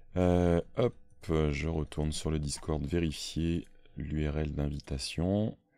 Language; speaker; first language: French; native; French